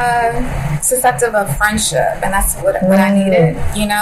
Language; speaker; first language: English; native; English